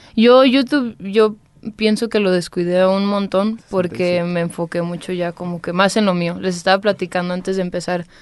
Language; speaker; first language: Spanish; early bilingual, heritage; Spanish